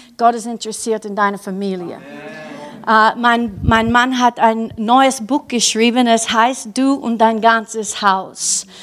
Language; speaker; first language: German; non-native, fluent; English